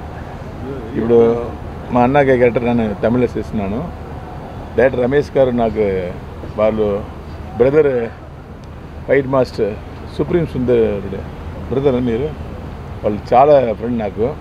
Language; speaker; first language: Telugu; non-native, local second language; Tamil